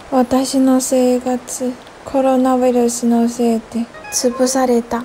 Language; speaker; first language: Japanese; non-native, learner; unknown